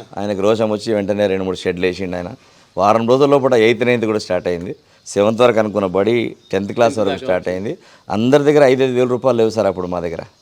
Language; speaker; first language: Telugu; non-native, local second language; Urdu